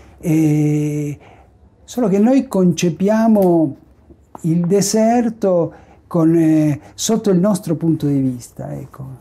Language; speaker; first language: Italian; non-native, fluent; Spanish